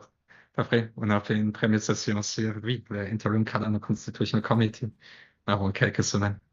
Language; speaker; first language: French; non-native, fluent; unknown